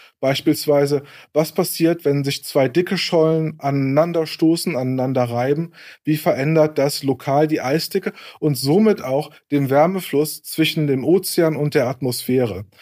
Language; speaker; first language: German; native; German